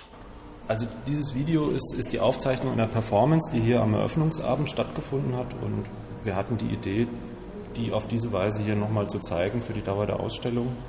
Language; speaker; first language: German; native; German